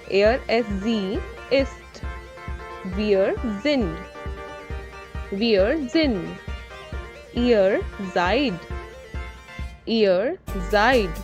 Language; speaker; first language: German; non-native, fluent; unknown